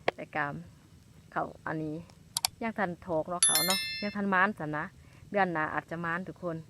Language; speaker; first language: Lao; non-native, local second language; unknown